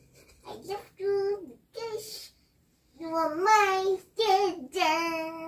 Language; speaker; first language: English; non-native, local second language; Cantonese